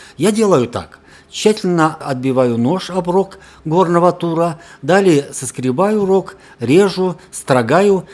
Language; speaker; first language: Russian; non-native, local second language; Karachay-Balkar